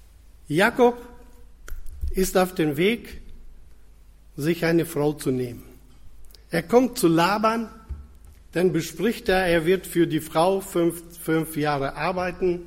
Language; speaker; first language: German; non-native, fluent; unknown